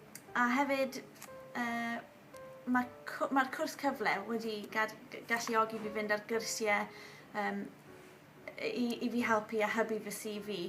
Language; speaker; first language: Welsh; native; Welsh